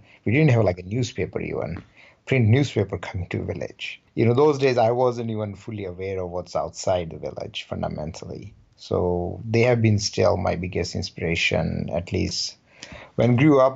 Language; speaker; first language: English; non-native, local second language; Rajasthani